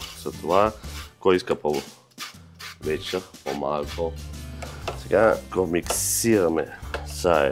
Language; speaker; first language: Bulgarian; non-native, fluent; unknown